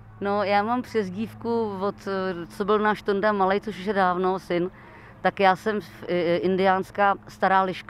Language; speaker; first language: Czech; native; Czech